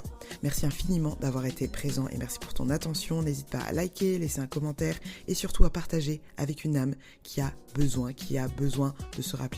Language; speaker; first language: French; native; French